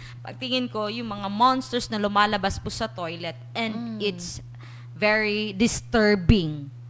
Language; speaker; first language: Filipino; non-native, local second language; Cebuano